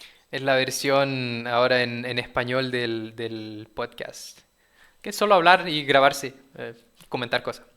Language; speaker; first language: Spanish; early bilingual, heritage; Portuguese